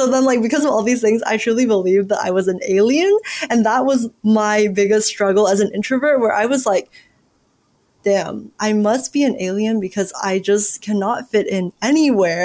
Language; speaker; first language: English; native; English